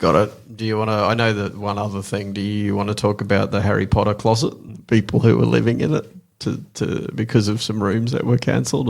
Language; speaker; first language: English; native; English